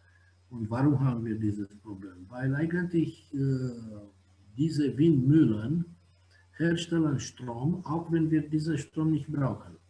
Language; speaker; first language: German; non-native, fluent; Romanian